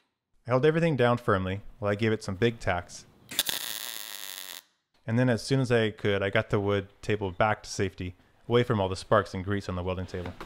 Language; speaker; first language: English; native; English